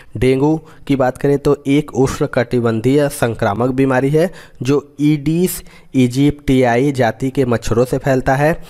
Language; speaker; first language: Hindi; native; Hindi